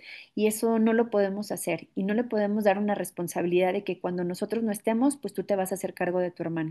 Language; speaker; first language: Spanish; native; Spanish